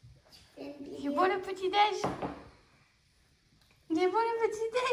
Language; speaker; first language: French; native; French